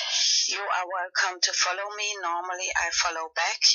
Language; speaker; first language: English; non-native, fluent; Spanish